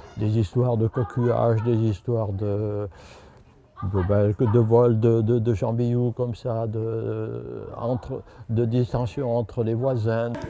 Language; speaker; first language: French; native; French